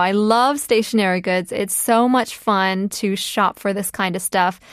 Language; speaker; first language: English; early bilingual, other home language; Korean